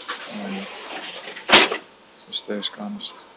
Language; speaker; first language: German; non-native, fluent; Arabic